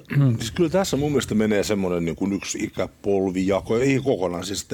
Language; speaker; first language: Finnish; native; Finnish